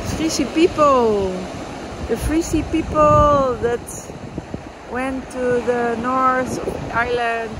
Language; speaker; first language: English; non-native, fluent; Dutch